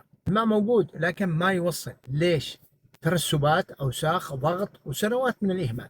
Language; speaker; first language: Arabic; native; Arabic